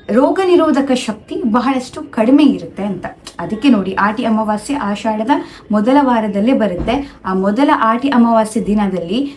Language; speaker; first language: Kannada; non-native, local second language; Tulu